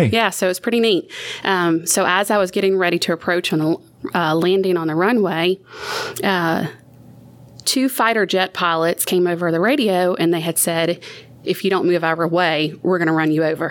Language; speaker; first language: English; native; English